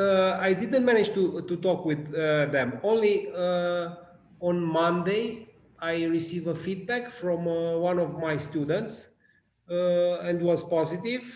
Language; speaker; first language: English; non-native, learner; Romanian